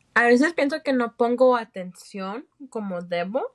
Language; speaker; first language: Spanish; early bilingual, heritage; Spanish